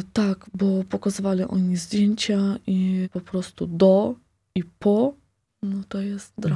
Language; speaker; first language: Polish; non-native, local second language; Ukrainian